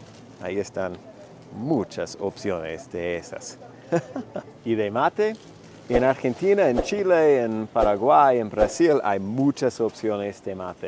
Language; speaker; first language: Spanish; non-native, fluent; English